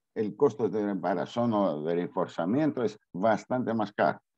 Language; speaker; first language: Spanish; non-native, learner; Greek